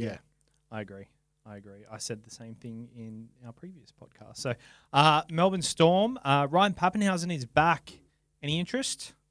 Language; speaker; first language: English; native; English